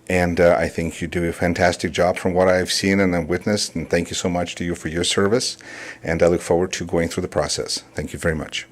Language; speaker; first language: English; non-native, fluent; Russian